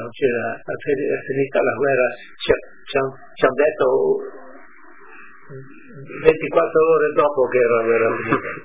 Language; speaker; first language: Italian; non-native, local second language; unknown